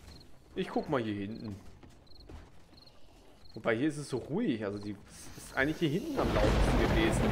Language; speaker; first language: German; native; German